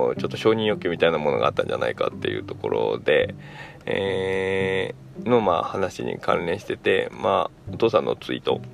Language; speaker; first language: Japanese; native; Japanese